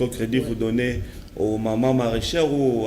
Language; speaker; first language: French; non-native, local second language; Lingala